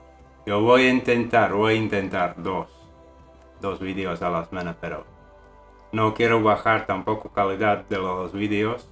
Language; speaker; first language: Spanish; non-native, fluent; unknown